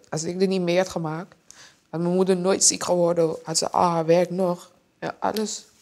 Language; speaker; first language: Dutch; early bilingual, other home language; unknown